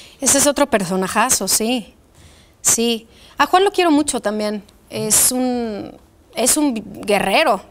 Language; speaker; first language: Spanish; early bilingual, other home language; Polish